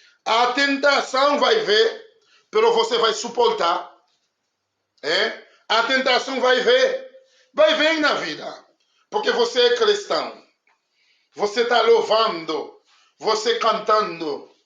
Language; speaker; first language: Portuguese; non-native, learner; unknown